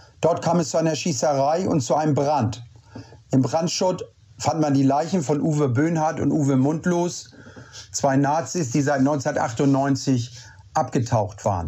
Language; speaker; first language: German; native; German